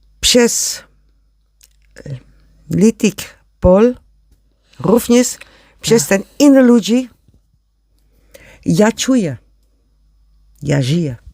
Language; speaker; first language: Polish; non-native, learner; Dutch